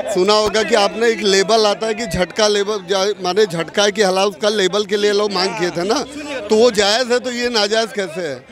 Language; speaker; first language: Hindi; native; Hindi